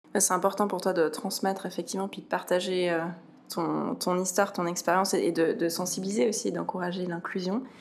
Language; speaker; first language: French; native; French